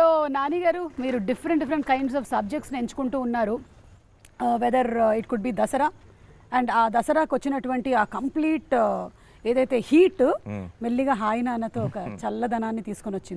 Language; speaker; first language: Telugu; native; Telugu